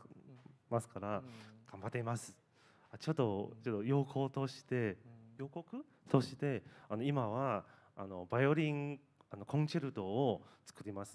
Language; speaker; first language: Japanese; non-native, learner; Chinese